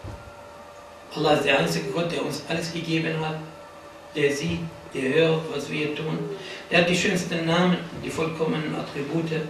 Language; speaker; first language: German; non-native, fluent; Arabic